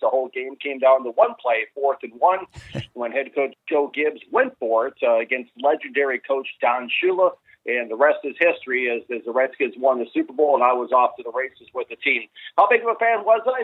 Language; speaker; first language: English; native; English